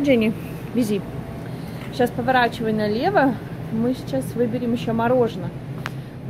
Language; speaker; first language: Russian; native; Russian